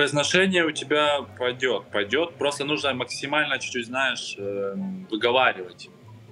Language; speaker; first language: Russian; non-native, local second language; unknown